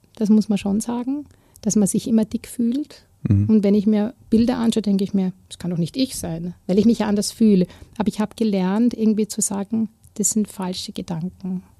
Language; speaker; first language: German; native; German